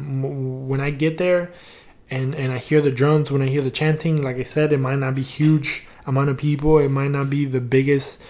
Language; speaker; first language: English; early bilingual, other home language; Spanish